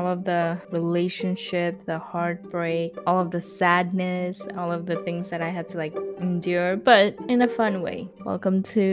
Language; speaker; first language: English; early bilingual, other home language; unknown